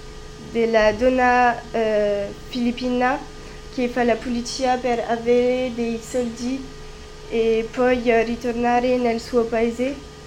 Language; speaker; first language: Italian; non-native, learner; French